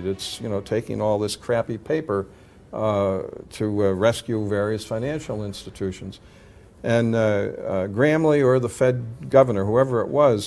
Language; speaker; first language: English; native; English